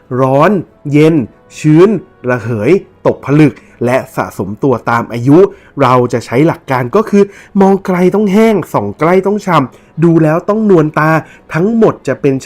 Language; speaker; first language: Thai; native; Thai